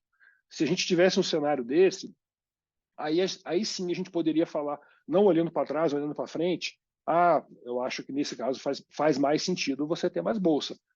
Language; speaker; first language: Portuguese; native; Portuguese